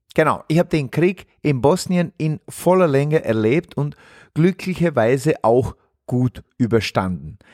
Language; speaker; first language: German; non-native, fluent; Bosnian